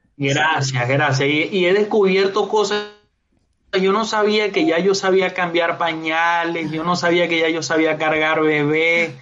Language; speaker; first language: Spanish; native; Spanish